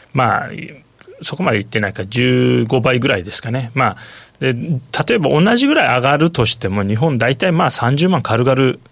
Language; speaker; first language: Japanese; non-native, fluent; Turkish